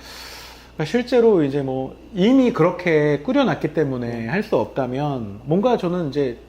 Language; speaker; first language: Korean; native; Korean